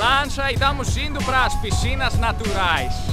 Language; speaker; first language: Portuguese; non-native, learner; Greek